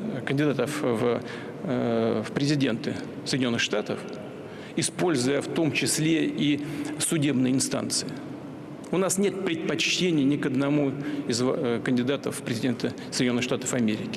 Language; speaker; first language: Russian; native; Russian